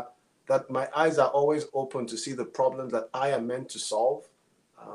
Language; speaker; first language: English; non-native, local second language; Yoruba